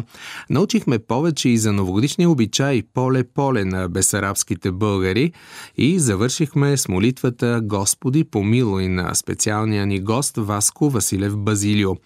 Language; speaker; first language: Bulgarian; native; Bulgarian